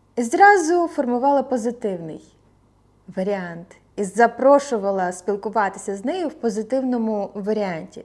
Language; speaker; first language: Ukrainian; non-native, local second language; Russian